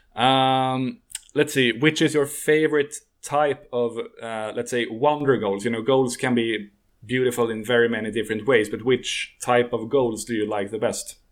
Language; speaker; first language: English; non-native, fluent; Dutch